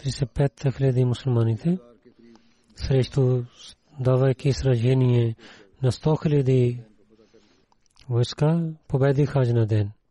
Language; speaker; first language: Bulgarian; non-native, learner; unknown